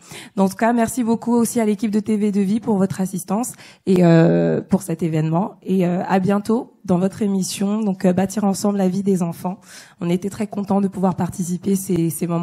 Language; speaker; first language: French; native; French